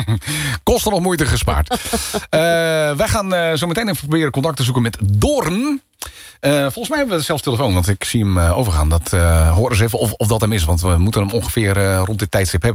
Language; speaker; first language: Dutch; native; Dutch